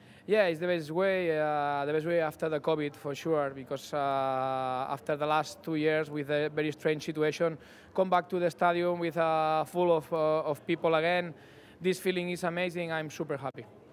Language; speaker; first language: English; non-native, learner; Catalan